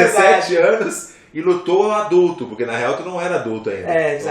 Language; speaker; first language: Portuguese; native; Portuguese